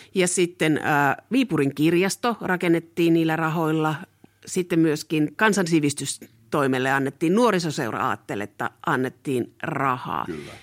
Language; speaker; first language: Finnish; native; Finnish